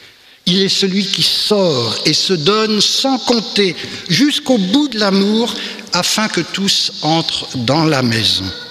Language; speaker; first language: French; native; French